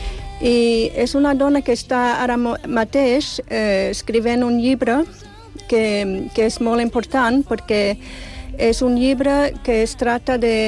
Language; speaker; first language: Catalan; non-native, learner; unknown